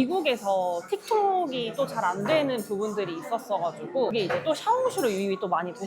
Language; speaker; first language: Korean; native; Korean